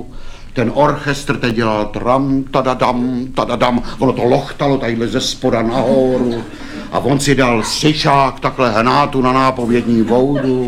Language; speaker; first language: Czech; native; Czech